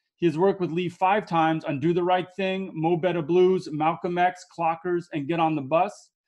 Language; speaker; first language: English; native; English